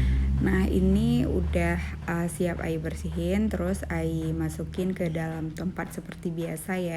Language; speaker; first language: Indonesian; native; Indonesian